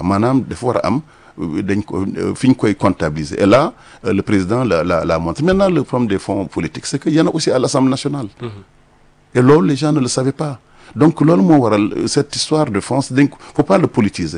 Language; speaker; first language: French; non-native, local second language; Wolof